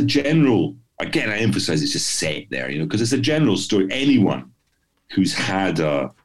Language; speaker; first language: English; native; English